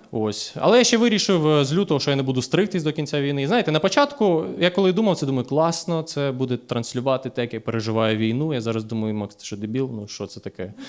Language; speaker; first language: Ukrainian; native; Ukrainian